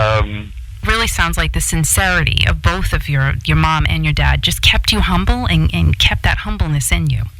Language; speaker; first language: English; native; English